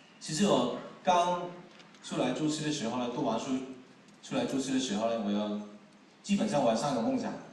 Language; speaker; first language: Chinese; non-native, local second language; Cantonese